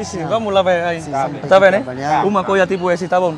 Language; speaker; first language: Portuguese; non-native, learner; Vietnamese